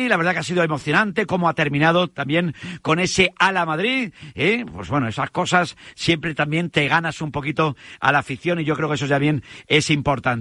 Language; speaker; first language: Spanish; native; Spanish